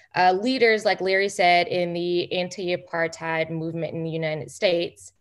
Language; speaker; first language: English; native; English